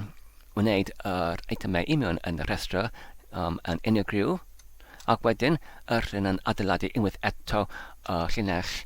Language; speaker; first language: Welsh; non-native, learner; English